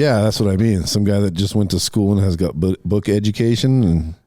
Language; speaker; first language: English; native; English